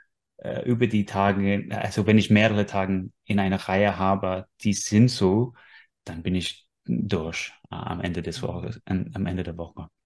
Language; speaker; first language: German; non-native, fluent; English